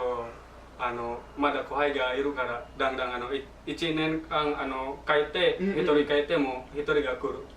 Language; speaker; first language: Japanese; non-native, learner; Indonesian